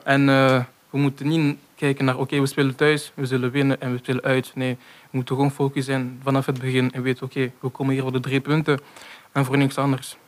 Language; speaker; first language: Dutch; non-native, local second language; French